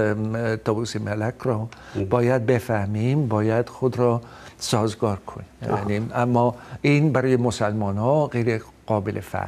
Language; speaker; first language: Persian; non-native, fluent; Dutch